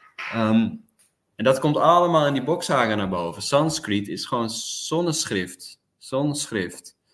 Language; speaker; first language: Dutch; native; Dutch